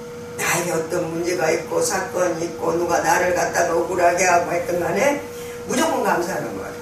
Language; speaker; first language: Korean; native; Korean